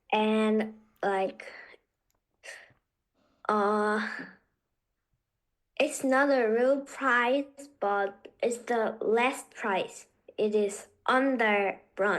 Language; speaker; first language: English; non-native, learner; Korean